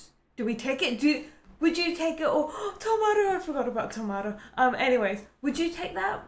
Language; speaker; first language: English; native; English